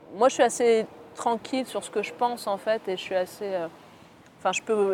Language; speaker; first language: French; native; French